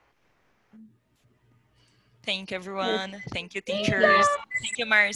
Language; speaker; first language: English; non-native, fluent; Portuguese